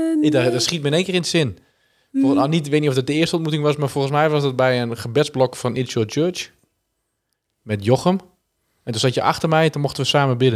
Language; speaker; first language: Dutch; native; Dutch